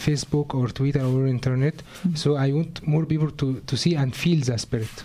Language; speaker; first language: English; non-native, learner; Arabic